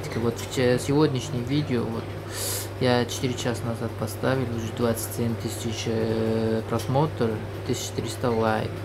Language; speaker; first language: Russian; non-native, local second language; Uzbek